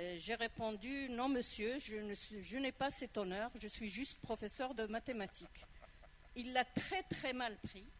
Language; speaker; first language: French; non-native, local second language; Arabic